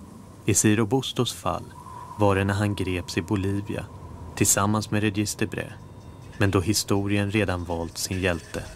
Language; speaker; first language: Swedish; native; Swedish